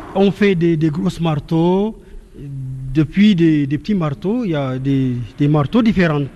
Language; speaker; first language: French; non-native, fluent; Tigrinya